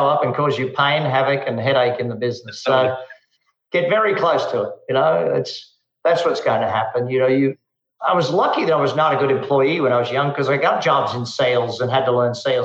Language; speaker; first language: English; native; English